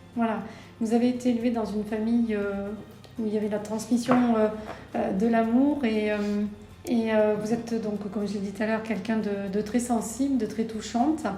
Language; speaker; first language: French; native; French